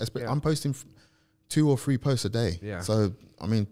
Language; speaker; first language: English; native; English